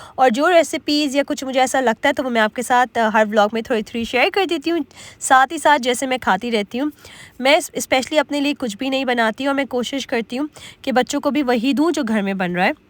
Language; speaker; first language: Urdu; native; Urdu